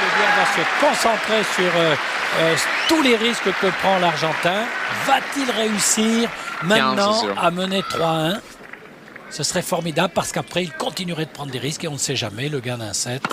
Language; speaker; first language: French; native; French